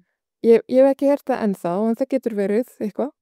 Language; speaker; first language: Icelandic; non-native, fluent; Arabic